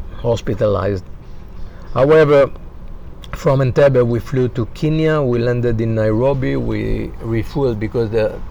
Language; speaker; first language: English; non-native, fluent; Hebrew